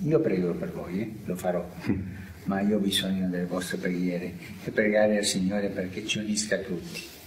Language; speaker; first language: Italian; non-native, fluent; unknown